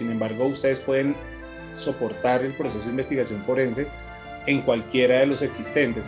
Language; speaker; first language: Spanish; native; Spanish